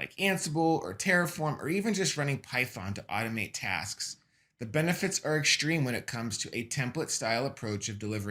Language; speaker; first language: English; native; English